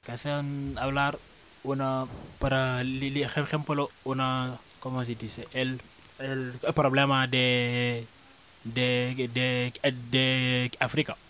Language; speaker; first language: Spanish; non-native, learner; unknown